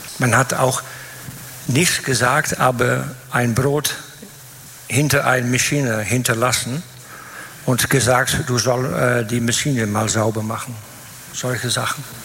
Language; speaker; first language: German; non-native, fluent; Dutch